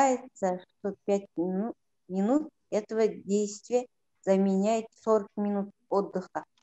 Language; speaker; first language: Russian; non-native, local second language; Kazakh